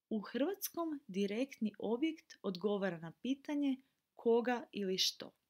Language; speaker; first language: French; non-native, fluent; Croatian